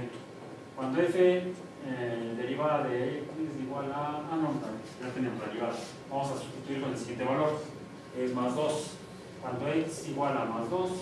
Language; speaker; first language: Spanish; native; Spanish